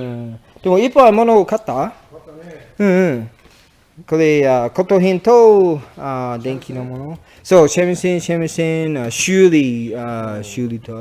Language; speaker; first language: Japanese; non-native, learner; English